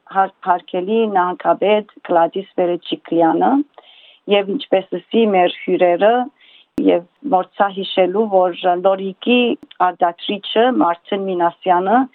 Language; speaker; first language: Armenian; early bilingual, heritage; Armenian